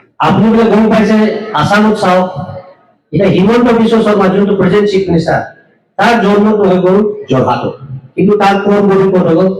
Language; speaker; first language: Assamese; non-native, local second language; Nyishi